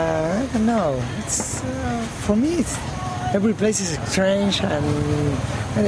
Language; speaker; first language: English; non-native, learner; Spanish